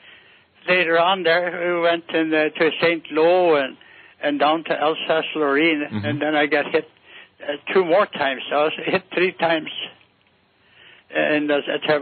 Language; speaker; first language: English; native; English